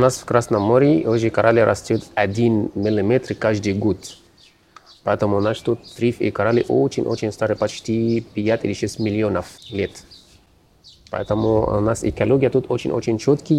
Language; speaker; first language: Russian; non-native, learner; Arabic